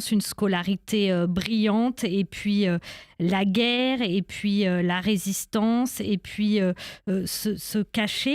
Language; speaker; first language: French; native; French